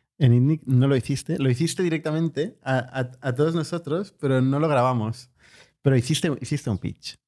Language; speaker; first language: Spanish; native; Spanish